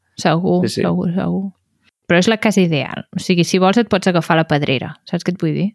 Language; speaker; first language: Catalan; native; Catalan